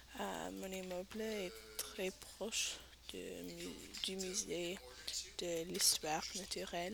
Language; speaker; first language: French; non-native, learner; English